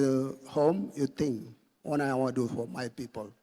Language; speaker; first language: English; non-native, learner; Indonesian